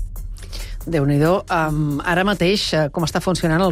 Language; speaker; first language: Catalan; native; Catalan